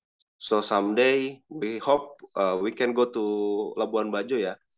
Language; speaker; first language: English; non-native, learner; Indonesian